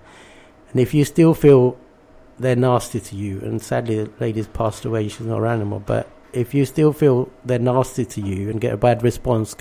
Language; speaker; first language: English; early bilingual, other home language; Bangla